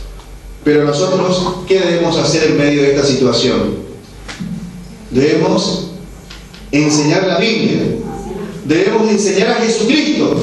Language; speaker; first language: Spanish; non-native, fluent; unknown